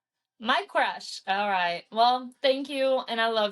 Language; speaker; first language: English; early bilingual, heritage; English